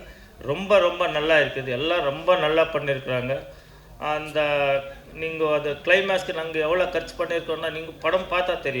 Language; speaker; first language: Tamil; non-native, learner; Kannada